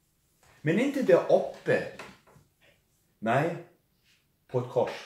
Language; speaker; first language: Swedish; non-native, fluent; German